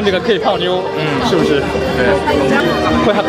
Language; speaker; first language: Chinese; non-native, fluent; Japanese